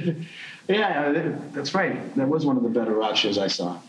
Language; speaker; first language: English; non-native, fluent; Dutch